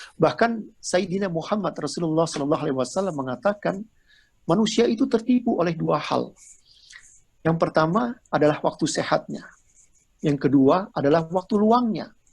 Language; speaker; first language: Indonesian; native; Indonesian